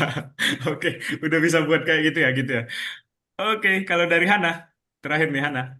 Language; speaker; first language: Indonesian; native; Indonesian